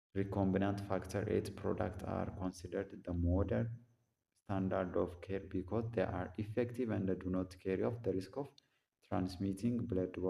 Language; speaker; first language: English; non-native, local second language; Amharic